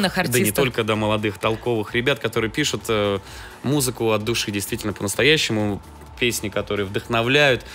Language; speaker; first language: Russian; native; Russian